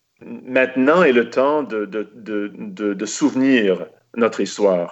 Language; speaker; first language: French; non-native, local second language; English